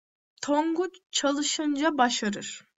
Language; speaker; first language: Turkish; early bilingual, heritage; Turkish